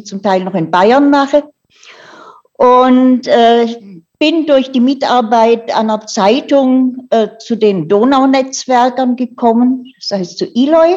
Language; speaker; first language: German; native; German